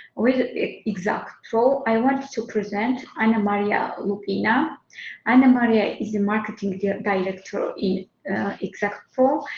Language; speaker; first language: English; non-native, fluent; Georgian